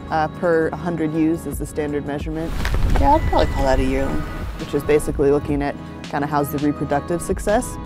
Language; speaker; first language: English; native; English